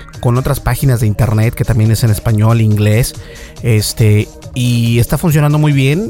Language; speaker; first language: Spanish; native; Spanish